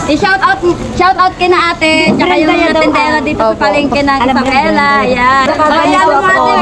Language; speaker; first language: Filipino; non-native, local second language; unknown